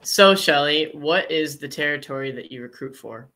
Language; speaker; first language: English; native; English